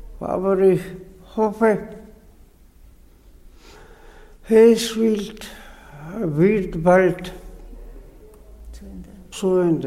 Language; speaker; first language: German; non-native, learner; Georgian